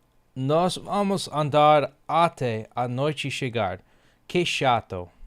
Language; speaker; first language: Portuguese; non-native, learner; English